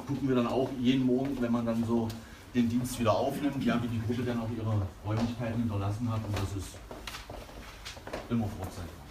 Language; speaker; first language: German; native; German